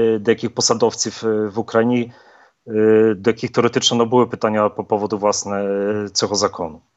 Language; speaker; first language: Polish; non-native, learner; Ukrainian